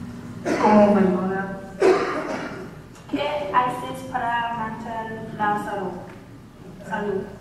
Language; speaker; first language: Spanish; non-native, learner; English